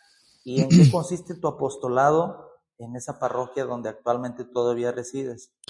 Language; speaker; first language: Spanish; native; Spanish